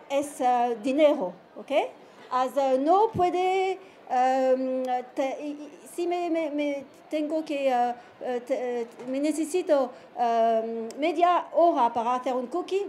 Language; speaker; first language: Spanish; non-native, learner; French